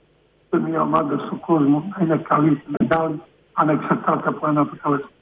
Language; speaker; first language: Greek; non-native, fluent; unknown